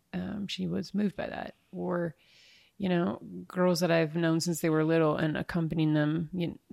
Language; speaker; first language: English; native; English